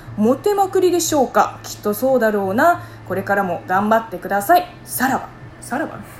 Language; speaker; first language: Japanese; non-native, fluent; Chinese